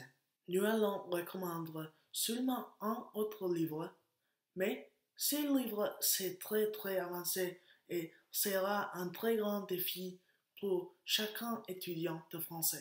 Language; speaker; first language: French; non-native, learner; Spanish